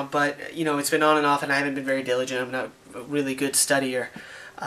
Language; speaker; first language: English; native; English